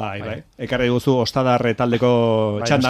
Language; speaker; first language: Basque; native; Basque